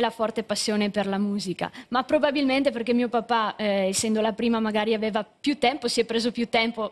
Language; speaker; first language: Italian; native; Italian